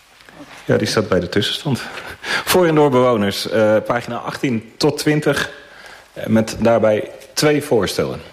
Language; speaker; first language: Dutch; native; Dutch